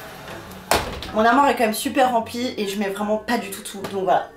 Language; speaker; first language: French; native; French